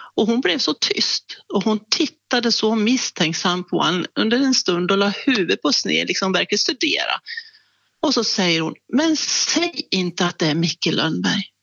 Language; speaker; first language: Swedish; native; Swedish